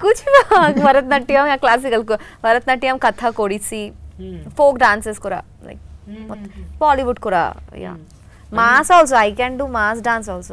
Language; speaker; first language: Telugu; non-native, learner; Bangla